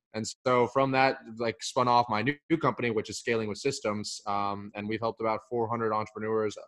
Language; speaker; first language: English; early bilingual, other home language; Hindi